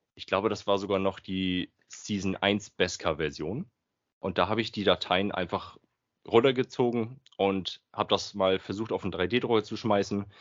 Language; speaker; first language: German; native; German